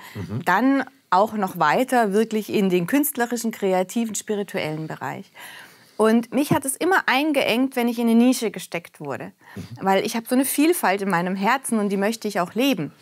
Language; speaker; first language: German; native; German